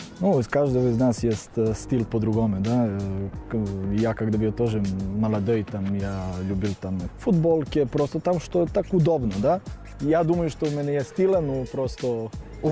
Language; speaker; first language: Russian; non-native, learner; Serbian